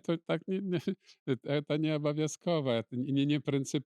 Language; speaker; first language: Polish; non-native, local second language; Belarusian